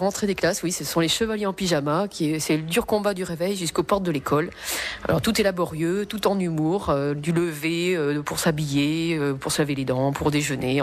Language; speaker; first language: French; native; French